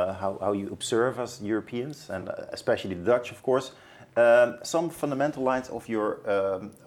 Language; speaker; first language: English; non-native, fluent; Dutch